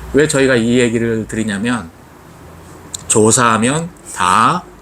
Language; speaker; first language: Korean; native; Korean